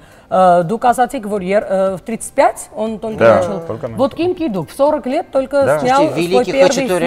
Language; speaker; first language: Russian; non-native, local second language; Armenian